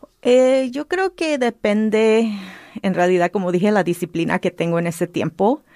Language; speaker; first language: Spanish; early bilingual, heritage; Spanish